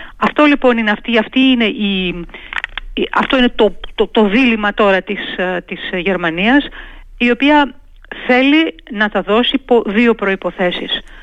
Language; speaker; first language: Greek; native; Greek